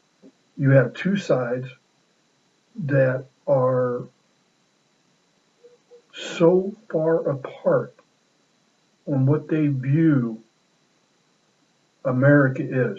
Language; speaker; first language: English; native; English